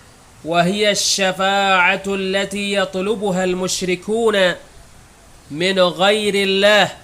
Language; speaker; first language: Arabic; non-native, fluent; Indonesian